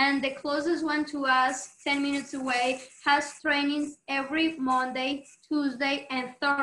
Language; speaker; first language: English; non-native, fluent; Spanish